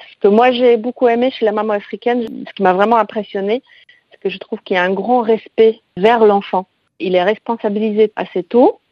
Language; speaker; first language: French; non-native, fluent; Polish